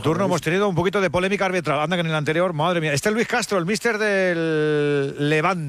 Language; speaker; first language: Spanish; native; Spanish